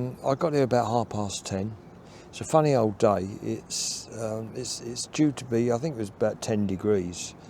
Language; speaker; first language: English; native; English